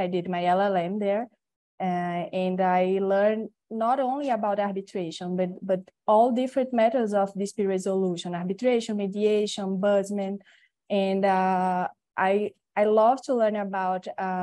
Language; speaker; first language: English; non-native, learner; Portuguese